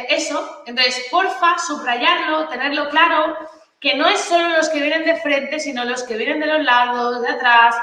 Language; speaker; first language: Spanish; native; Spanish